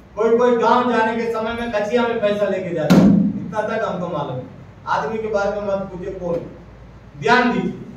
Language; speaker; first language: Hindi; non-native, local second language; Malayalam